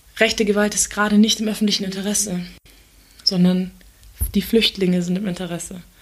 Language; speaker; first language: German; early bilingual, other home language; Turkish